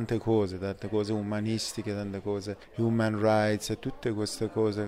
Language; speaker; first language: Italian; non-native, fluent; Persian